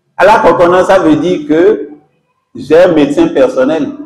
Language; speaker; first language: French; non-native, local second language; Yoruba